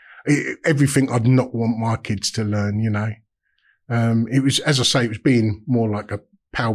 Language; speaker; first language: English; native; English